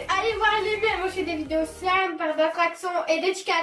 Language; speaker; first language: French; native; French